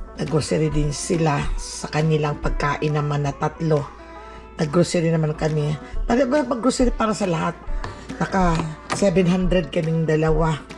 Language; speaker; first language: Filipino; non-native, local second language; Cebuano